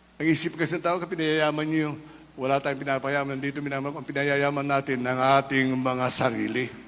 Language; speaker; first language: Filipino; non-native, local second language; Iloko